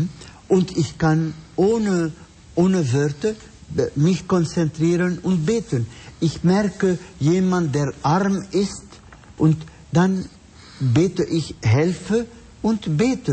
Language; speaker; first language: German; non-native, fluent; Arabic